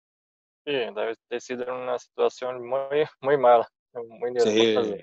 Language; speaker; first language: Spanish; non-native, fluent; Portuguese